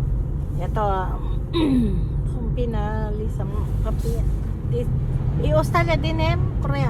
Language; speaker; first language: Danish; non-native, learner; Filipino